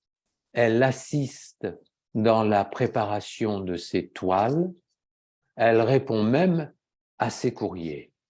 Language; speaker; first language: French; native; French